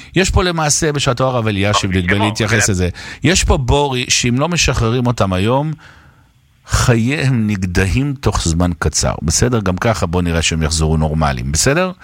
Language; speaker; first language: Hebrew; native; Hebrew